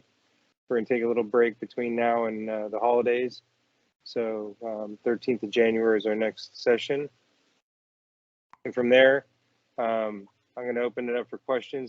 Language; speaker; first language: English; native; English